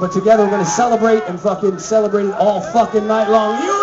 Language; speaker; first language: English; native; English